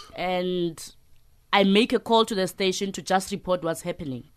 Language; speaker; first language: English; non-native, local second language; Southern Sotho